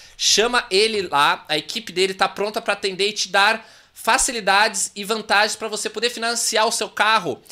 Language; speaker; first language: Portuguese; native; Portuguese